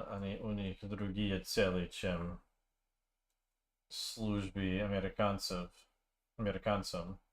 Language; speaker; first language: Russian; non-native, learner; English